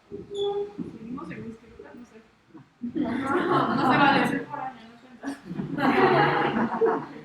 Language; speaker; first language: Spanish; native; Spanish